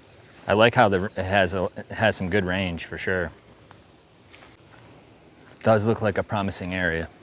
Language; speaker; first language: English; native; English